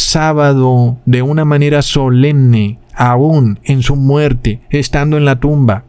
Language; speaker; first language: Spanish; native; Spanish